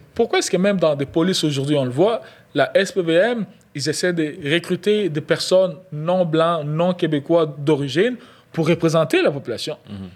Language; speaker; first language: French; non-native, local second language; Lingala